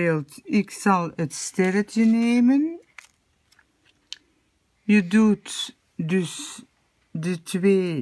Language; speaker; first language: Dutch; native; Dutch